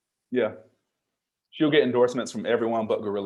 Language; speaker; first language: English; native; English